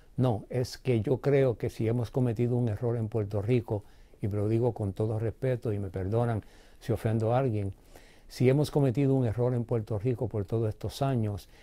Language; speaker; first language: Spanish; early bilingual, heritage; Spanish